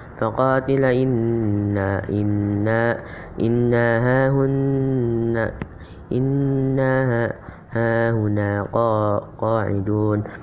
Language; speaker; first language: Arabic; non-native, learner; Indonesian